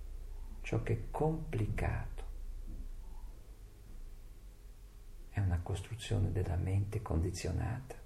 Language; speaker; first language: Italian; native; Italian